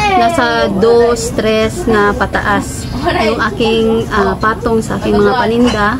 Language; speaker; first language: Filipino; non-native, local second language; Cebuano